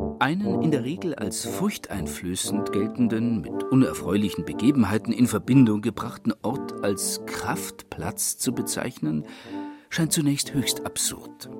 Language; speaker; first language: German; native; German